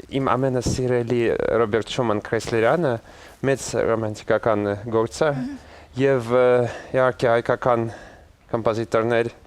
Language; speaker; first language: Armenian; early bilingual, heritage; Armenian